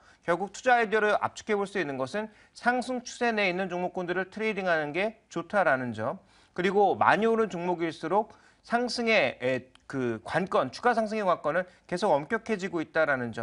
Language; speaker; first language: Korean; native; Korean